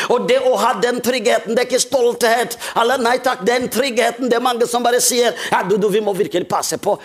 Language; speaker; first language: Norwegian; non-native, fluent; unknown